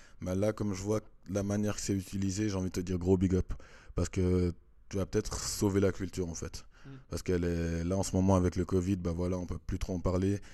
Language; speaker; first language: French; early bilingual, other home language; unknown